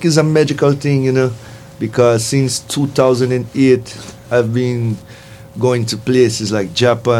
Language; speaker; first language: English; non-native, fluent; Portuguese